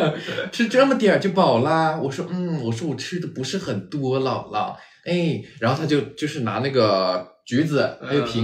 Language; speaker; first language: Chinese; native; Chinese